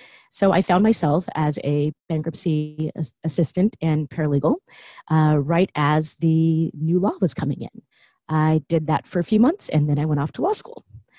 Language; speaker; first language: English; native; English